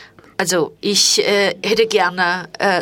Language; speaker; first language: German; non-native, fluent; Chinese